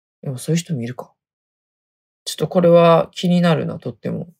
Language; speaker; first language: Japanese; native; Japanese